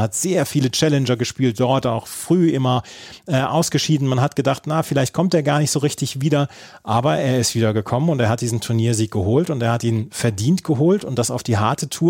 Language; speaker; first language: German; native; German